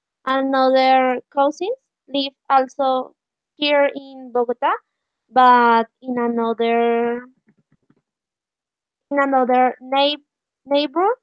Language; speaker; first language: English; non-native, learner; Spanish